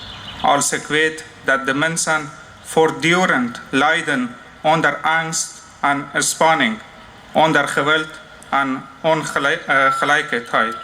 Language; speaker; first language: Dutch; non-native, fluent; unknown